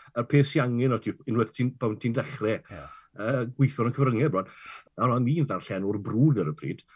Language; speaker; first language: Welsh; native; Welsh